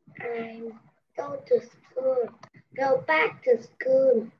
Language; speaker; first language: English; non-native, learner; Vietnamese